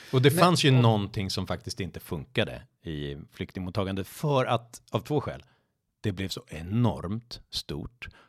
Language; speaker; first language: Swedish; native; Swedish